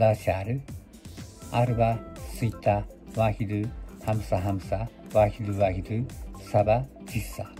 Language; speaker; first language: Arabic; non-native, learner; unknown